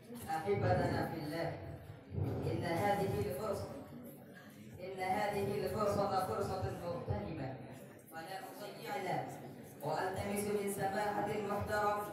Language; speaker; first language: Arabic; non-native, learner; Urdu